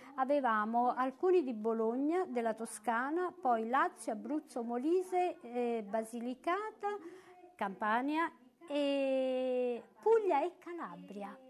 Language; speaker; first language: Italian; native; Italian